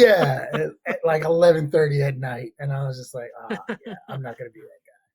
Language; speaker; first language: English; native; English